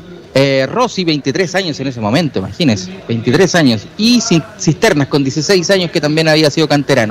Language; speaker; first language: Spanish; native; Spanish